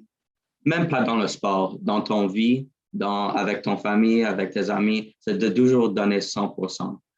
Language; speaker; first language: French; non-native, learner; English